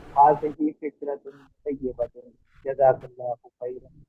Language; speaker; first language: Arabic; non-native, learner; Urdu